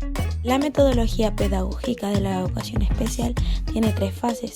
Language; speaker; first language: Spanish; native; Spanish